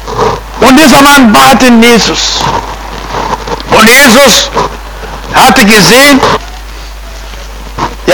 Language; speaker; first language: German; non-native, fluent; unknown